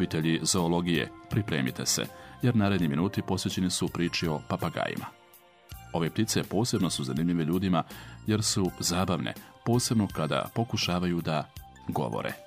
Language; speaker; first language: Croatian; native; Croatian